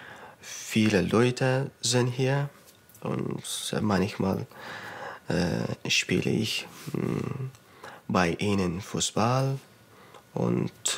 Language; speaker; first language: German; non-native, learner; Persian